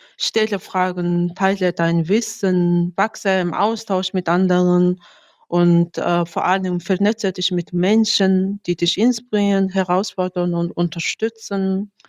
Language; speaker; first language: German; non-native, fluent; Mongolian